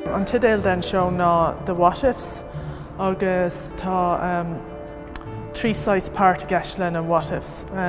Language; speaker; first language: Irish; non-native, local second language; English